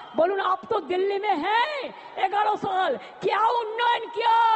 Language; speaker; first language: Hindi; non-native, local second language; Bangla